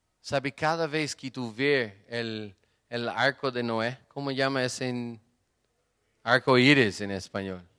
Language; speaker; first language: Spanish; non-native, fluent; Portuguese